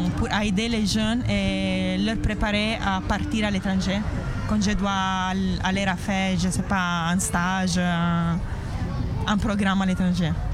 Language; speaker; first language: French; non-native, learner; Italian